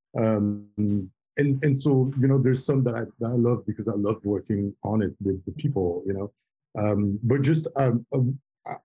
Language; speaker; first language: English; non-native, fluent; French